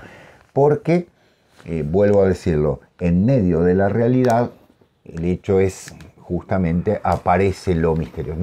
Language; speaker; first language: Spanish; native; Spanish